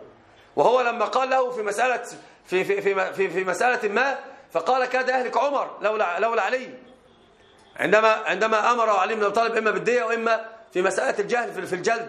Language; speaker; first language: Arabic; native; Arabic